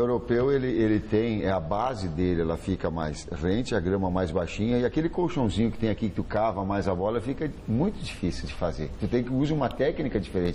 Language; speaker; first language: Portuguese; native; Portuguese